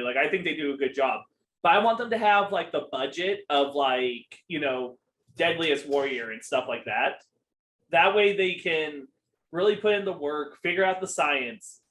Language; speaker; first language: English; native; English